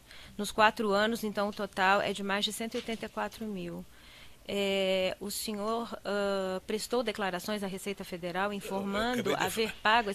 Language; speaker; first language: Portuguese; native; Portuguese